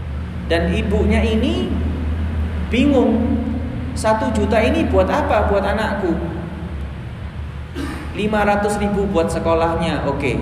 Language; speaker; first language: Indonesian; native; Indonesian